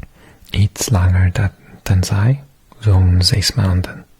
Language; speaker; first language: Dutch; non-native, learner; English